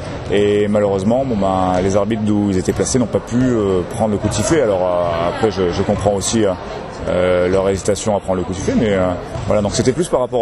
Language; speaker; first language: French; native; French